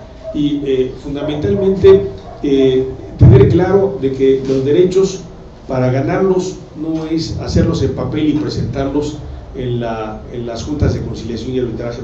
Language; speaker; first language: Spanish; native; Spanish